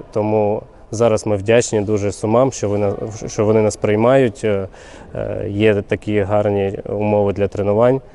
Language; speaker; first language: Ukrainian; non-native, local second language; Russian